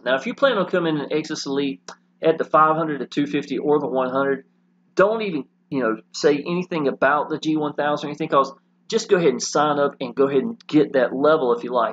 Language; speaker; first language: English; native; English